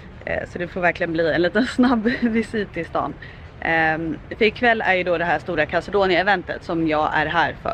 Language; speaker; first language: Swedish; native; Swedish